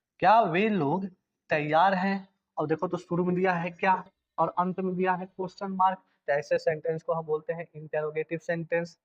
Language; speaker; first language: Hindi; native; Hindi